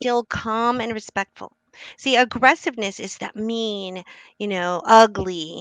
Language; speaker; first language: English; native; English